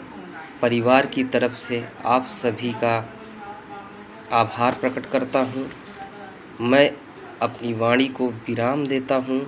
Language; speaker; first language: Hindi; native; Hindi